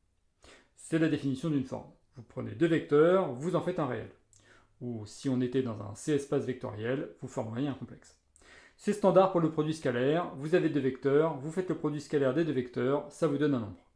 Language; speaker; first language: French; native; French